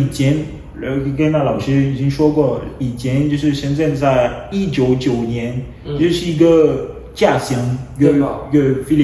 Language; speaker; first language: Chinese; non-native, learner; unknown